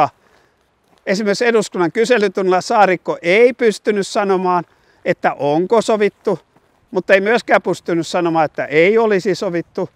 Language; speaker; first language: Finnish; native; Finnish